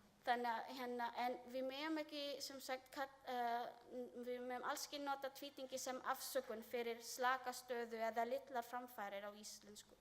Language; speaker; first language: Icelandic; non-native, learner; Filipino